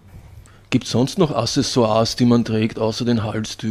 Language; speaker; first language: German; native; German